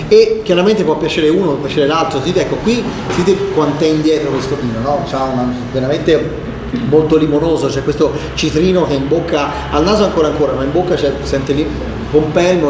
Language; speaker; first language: Italian; native; Italian